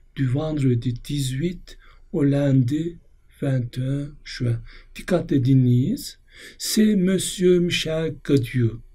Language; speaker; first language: French; non-native, fluent; Turkish